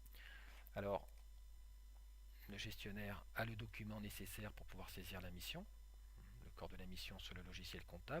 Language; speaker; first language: French; native; French